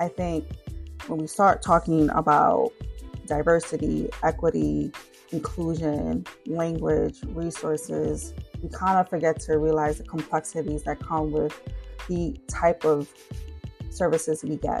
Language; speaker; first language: English; early bilingual, other home language; Spanish